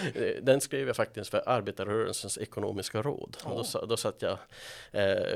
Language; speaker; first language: Swedish; native; Swedish